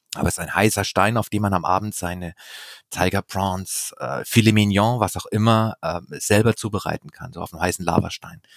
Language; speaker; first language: German; native; German